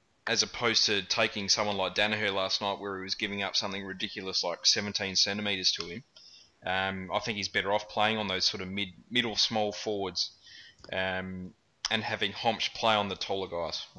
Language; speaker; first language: English; native; English